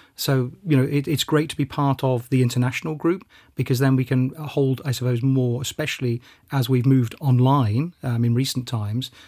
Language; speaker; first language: English; native; English